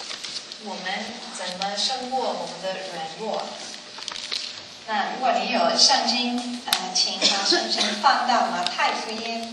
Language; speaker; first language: Chinese; non-native, learner; English